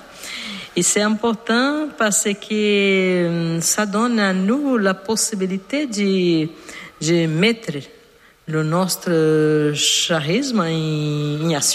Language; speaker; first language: French; non-native, fluent; Portuguese